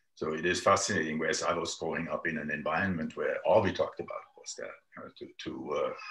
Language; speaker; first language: English; non-native, fluent; German